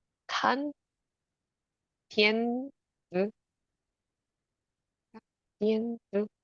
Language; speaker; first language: Chinese; non-native, learner; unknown